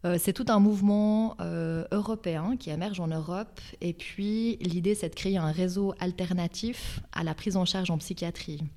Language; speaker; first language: French; native; French